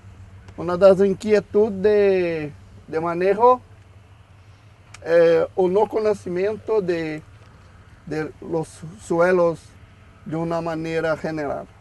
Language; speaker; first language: Spanish; non-native, fluent; Portuguese